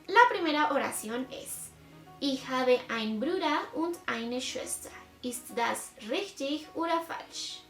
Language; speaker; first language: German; non-native, fluent; Spanish